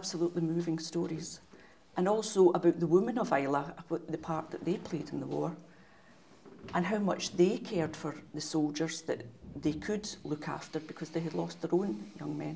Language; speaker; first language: English; native; English